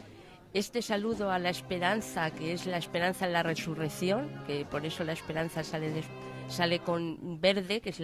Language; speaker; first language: Spanish; native; Spanish